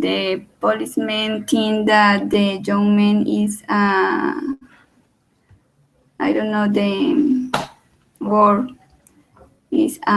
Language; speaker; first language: English; non-native, learner; Spanish